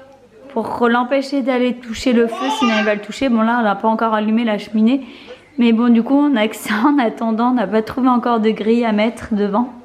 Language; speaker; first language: French; native; French